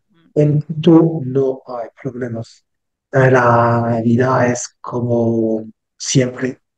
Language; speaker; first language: Spanish; non-native, learner; French